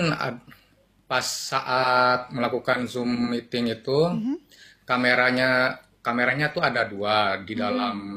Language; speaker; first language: Indonesian; native; Indonesian